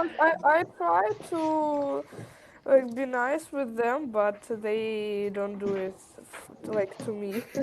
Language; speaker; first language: English; non-native, learner; Russian